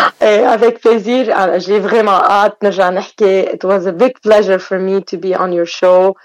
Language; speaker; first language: French; non-native, local second language; Arabic